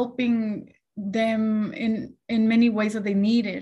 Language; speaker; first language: English; early bilingual, other home language; Spanish